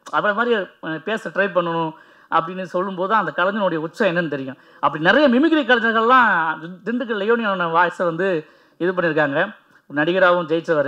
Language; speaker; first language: Tamil; native; Tamil